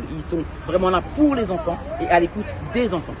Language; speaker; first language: French; native; French